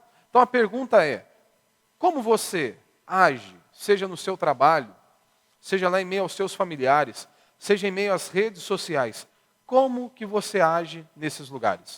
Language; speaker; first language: Portuguese; native; Portuguese